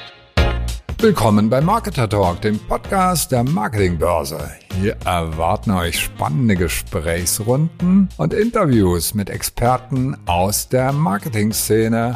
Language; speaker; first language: German; native; German